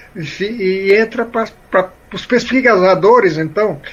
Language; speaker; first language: Portuguese; native; Portuguese